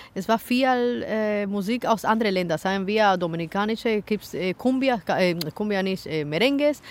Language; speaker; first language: German; non-native, fluent; Spanish